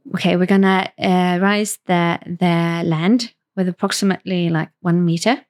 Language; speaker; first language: English; non-native, fluent; Swedish